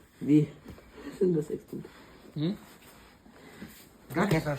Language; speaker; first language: German; native; German